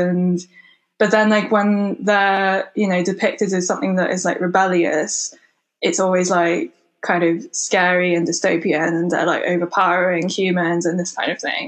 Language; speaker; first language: English; native; English